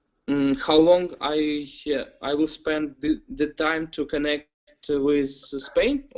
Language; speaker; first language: English; non-native, learner; Ukrainian